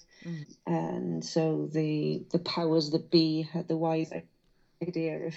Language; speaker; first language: English; native; English